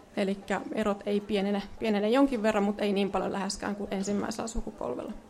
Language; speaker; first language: Finnish; native; Finnish